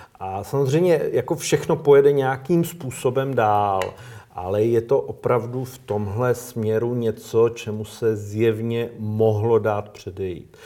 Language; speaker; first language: Czech; native; Czech